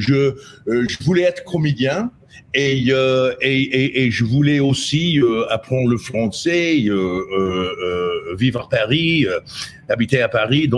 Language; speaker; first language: French; non-native, fluent; English